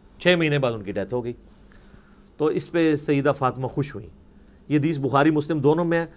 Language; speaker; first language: Urdu; non-native, local second language; Punjabi